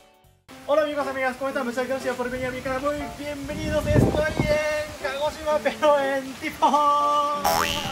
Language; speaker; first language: Spanish; non-native, learner; Japanese